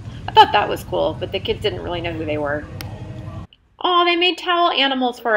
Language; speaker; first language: English; native; English